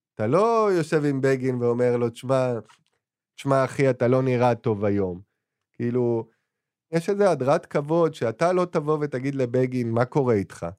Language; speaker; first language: Hebrew; native; Hebrew